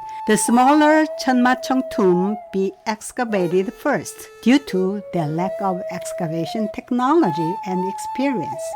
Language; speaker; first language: English; non-native, fluent; Korean